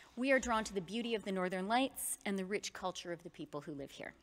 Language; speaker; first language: English; native; English